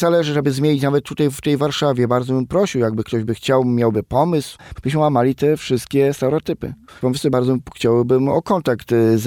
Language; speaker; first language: Polish; non-native, local second language; Romany